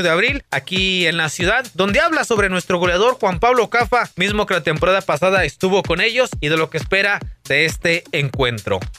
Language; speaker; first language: Spanish; native; Spanish